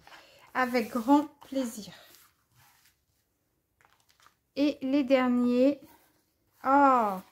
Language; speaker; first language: French; native; French